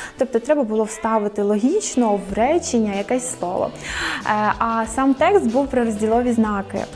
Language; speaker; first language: Ukrainian; native; Ukrainian